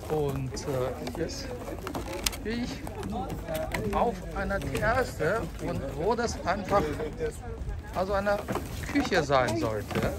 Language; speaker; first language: German; non-native, fluent; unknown